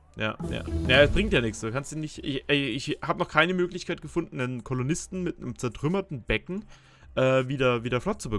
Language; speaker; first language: German; native; German